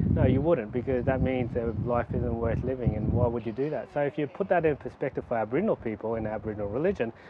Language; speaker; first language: English; native; English